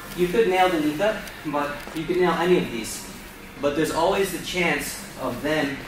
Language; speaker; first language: English; native; English